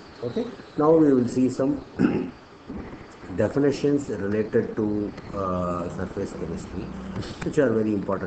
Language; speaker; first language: English; non-native, local second language; Tamil